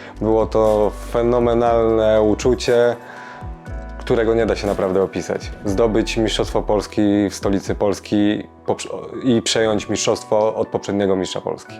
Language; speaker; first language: Polish; native; Polish